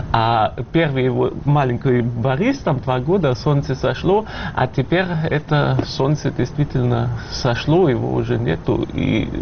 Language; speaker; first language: Russian; non-native, fluent; German